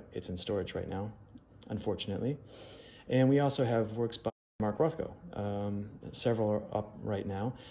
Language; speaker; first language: English; native; English